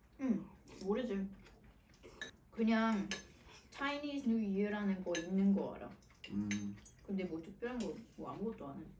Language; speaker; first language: Korean; non-native, fluent; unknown